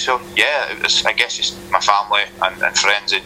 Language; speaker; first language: English; native; English